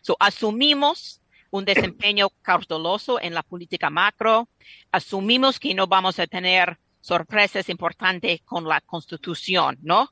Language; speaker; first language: Spanish; non-native, fluent; English